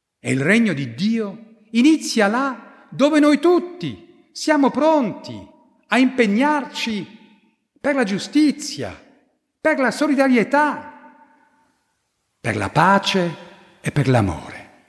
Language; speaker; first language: Italian; non-native, fluent; German